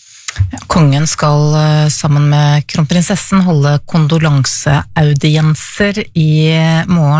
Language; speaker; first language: Norwegian; native; Norwegian